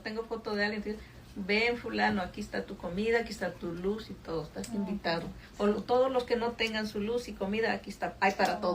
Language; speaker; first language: Spanish; native; Spanish